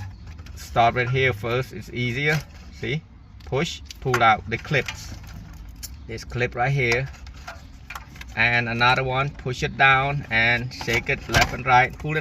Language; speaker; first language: English; non-native, local second language; Khmer